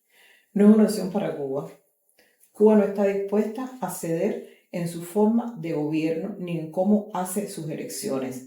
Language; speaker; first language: Spanish; native; Spanish